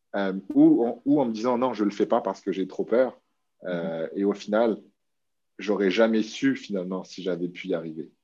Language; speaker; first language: French; native; French